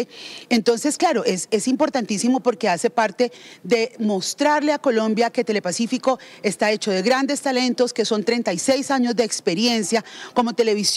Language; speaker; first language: Spanish; native; Spanish